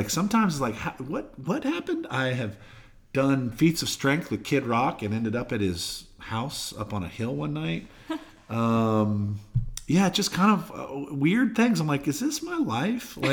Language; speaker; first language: English; native; English